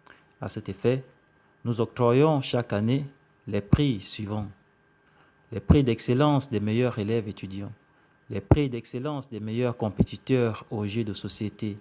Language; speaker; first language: French; non-native, local second language; Fang